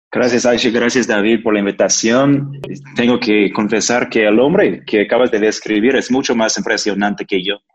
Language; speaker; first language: Spanish; non-native, fluent; English